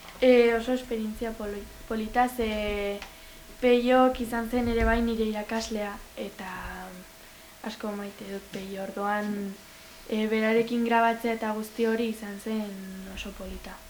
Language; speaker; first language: Basque; non-native, local second language; Spanish